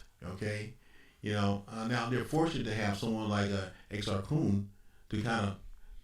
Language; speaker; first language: English; native; English